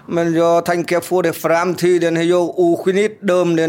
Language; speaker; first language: Swedish; non-native, learner; Vietnamese